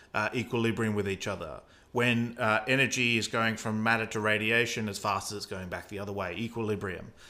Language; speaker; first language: English; native; English